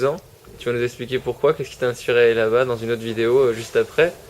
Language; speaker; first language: French; native; French